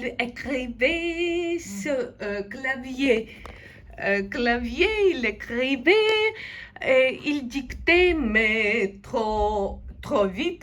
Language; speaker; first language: French; non-native, fluent; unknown